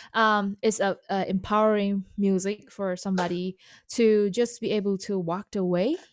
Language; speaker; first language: English; non-native, fluent; Indonesian